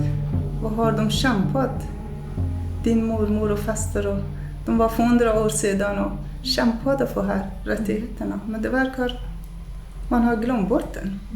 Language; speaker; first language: Swedish; non-native, fluent; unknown